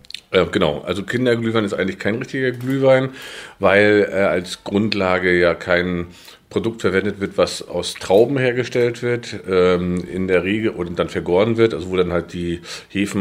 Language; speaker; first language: German; native; German